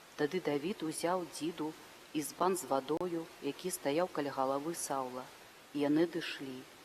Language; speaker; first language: Belarusian; native; Belarusian